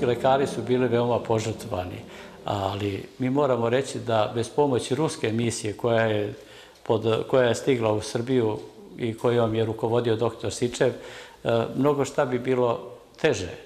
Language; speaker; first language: Russian; non-native, learner; Serbian